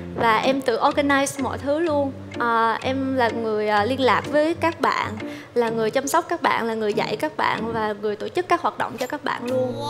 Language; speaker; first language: Vietnamese; native; Vietnamese